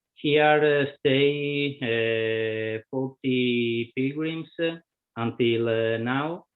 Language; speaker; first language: English; non-native, learner; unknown